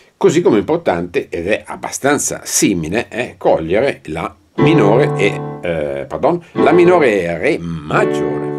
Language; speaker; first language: Italian; native; Italian